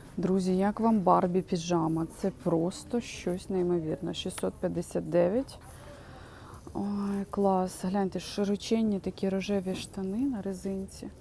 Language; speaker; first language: Ukrainian; non-native, local second language; Russian